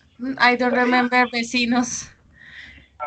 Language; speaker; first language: English; non-native, learner; Spanish